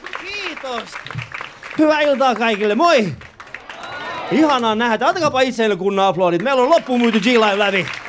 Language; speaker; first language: Finnish; early bilingual, other home language; Persian